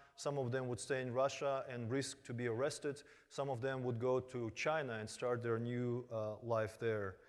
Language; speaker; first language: English; early bilingual, other home language; Korean